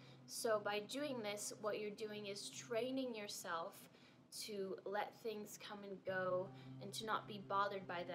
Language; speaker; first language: English; native; English